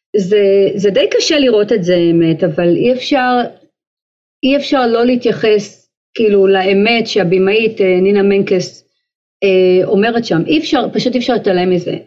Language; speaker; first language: Hebrew; native; Hebrew